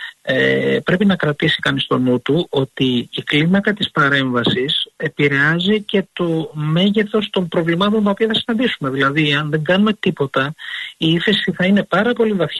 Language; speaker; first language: Greek; native; Greek